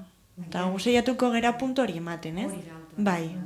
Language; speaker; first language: Basque; native; Basque